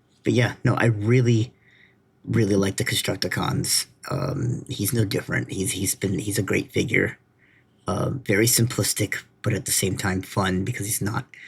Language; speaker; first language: English; native; English